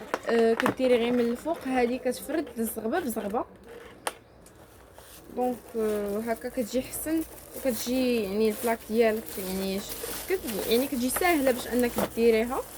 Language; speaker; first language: Arabic; native; Arabic